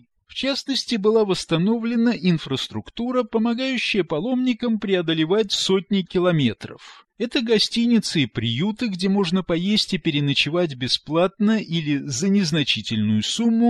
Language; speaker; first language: Russian; native; Russian